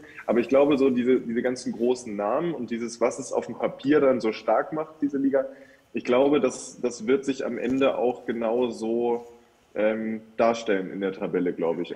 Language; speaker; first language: German; native; German